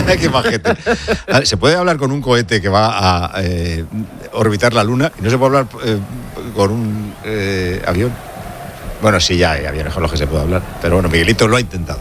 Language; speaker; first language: Spanish; native; Spanish